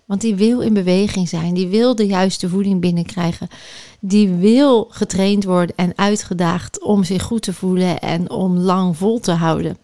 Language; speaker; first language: Dutch; native; Dutch